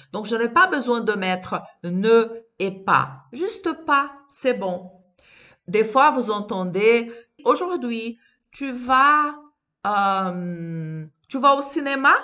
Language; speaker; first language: French; non-native, fluent; Portuguese